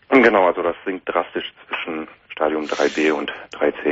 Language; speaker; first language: German; native; German